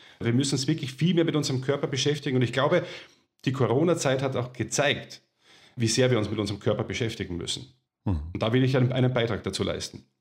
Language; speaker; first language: German; native; German